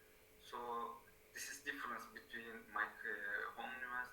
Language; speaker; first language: English; non-native, learner; Turkish